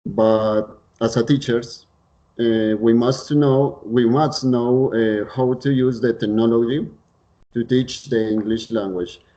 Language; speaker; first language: English; non-native, learner; Spanish